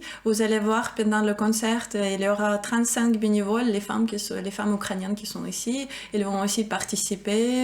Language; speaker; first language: French; non-native, fluent; Ukrainian